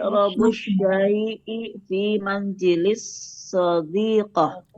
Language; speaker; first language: Arabic; non-native, learner; Indonesian